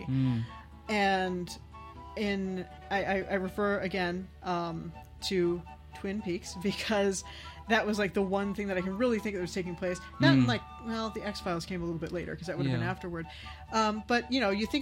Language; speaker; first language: English; native; English